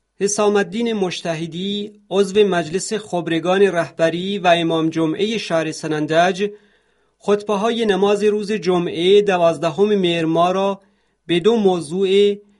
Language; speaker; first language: Persian; non-native, local second language; Central Kurdish